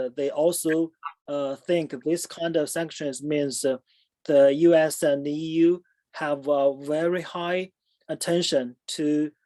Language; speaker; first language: English; non-native, fluent; Chinese